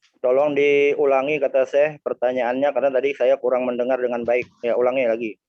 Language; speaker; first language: Indonesian; native; Indonesian